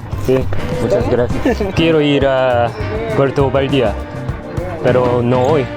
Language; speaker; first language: Spanish; non-native, learner; Korean